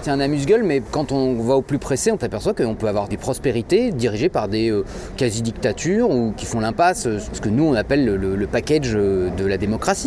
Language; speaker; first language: French; native; French